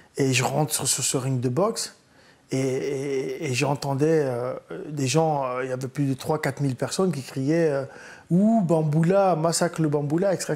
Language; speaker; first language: French; early bilingual, other home language; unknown